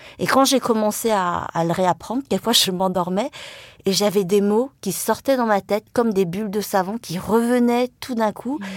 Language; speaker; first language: French; early bilingual, other home language; Vietnamese